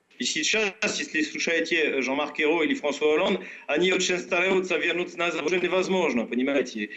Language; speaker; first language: Russian; non-native, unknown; French